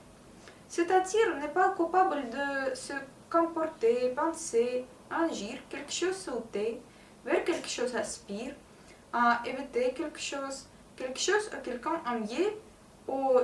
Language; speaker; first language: French; non-native, learner; Russian